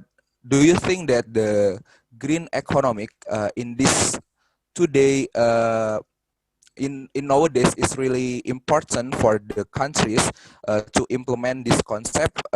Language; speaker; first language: English; non-native, fluent; Indonesian